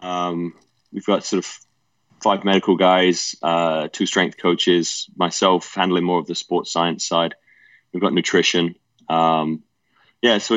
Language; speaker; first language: English; native; English